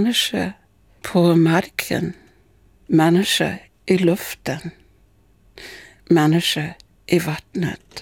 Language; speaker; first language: Swedish; non-native, fluent; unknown